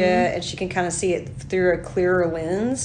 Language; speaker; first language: English; native; English